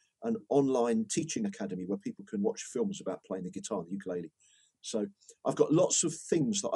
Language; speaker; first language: English; native; English